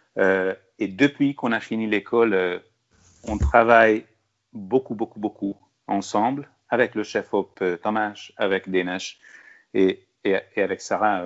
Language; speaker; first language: French; non-native, fluent; Hungarian